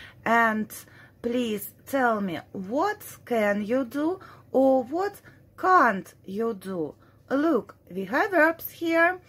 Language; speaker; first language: English; non-native, fluent; Russian